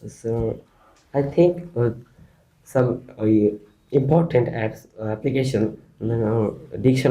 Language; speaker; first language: English; non-native, learner; Bangla